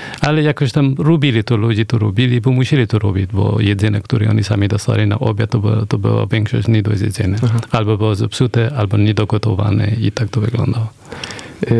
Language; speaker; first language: Polish; non-native, fluent; Persian